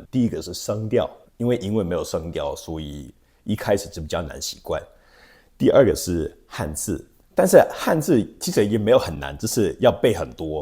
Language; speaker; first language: Chinese; non-native, fluent; English